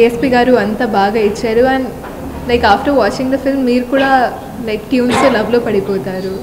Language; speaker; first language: Telugu; non-native, fluent; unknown